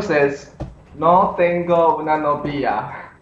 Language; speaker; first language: Spanish; non-native, learner; English